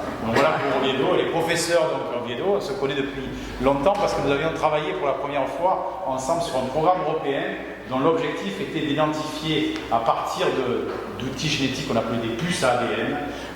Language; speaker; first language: French; native; French